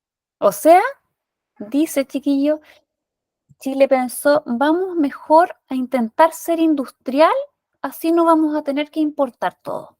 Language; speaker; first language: Spanish; native; Spanish